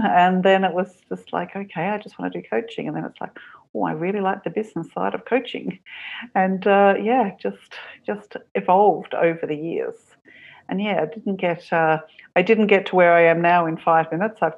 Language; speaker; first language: English; native; English